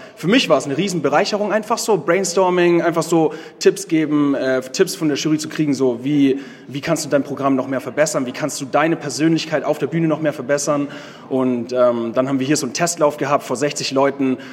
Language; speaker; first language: German; native; German